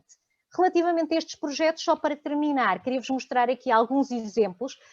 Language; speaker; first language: Portuguese; native; Portuguese